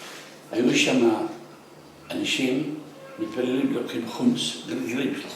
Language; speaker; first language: Hebrew; non-native, local second language; Arabic